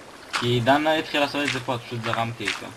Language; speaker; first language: Hebrew; native; Hebrew